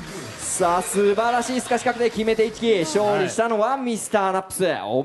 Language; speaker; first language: Japanese; native; Japanese